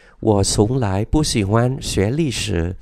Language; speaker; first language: Chinese; non-native, fluent; Vietnamese